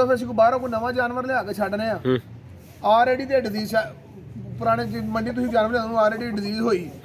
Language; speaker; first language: Punjabi; native; Punjabi